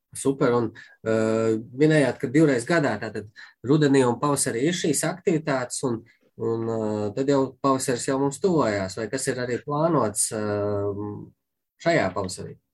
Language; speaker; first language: Latvian; native; Latvian